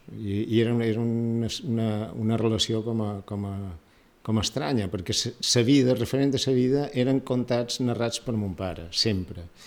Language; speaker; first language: Catalan; native; Catalan